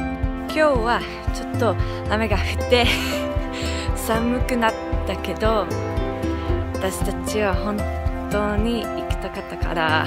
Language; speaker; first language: Japanese; non-native, learner; English